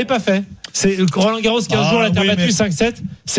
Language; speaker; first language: French; native; French